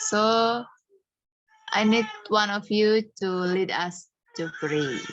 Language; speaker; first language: English; non-native, fluent; Indonesian